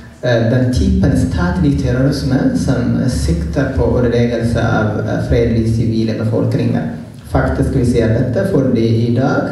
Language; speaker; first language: Norwegian; non-native, fluent; Oromo